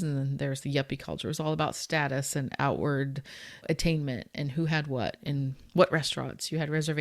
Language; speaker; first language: English; native; English